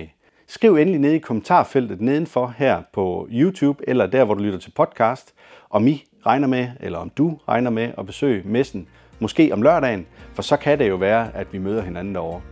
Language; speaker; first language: Danish; native; Danish